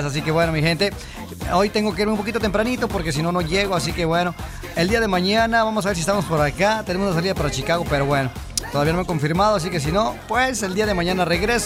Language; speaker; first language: Spanish; native; Spanish